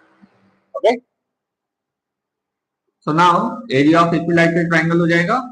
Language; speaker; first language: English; non-native, local second language; Hindi